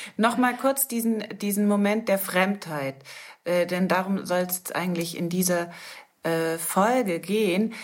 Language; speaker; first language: German; native; German